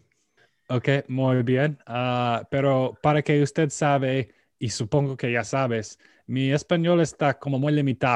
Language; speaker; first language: Spanish; non-native, learner; English